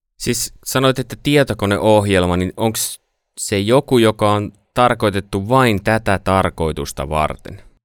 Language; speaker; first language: Finnish; native; Finnish